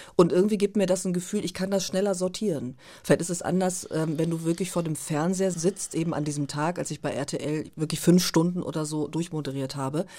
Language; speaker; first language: German; native; German